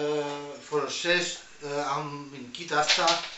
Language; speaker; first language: Romanian; non-native, learner; Spanish